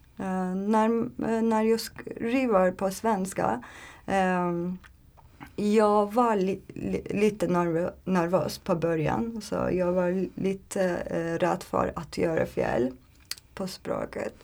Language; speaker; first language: Swedish; non-native, learner; Turkish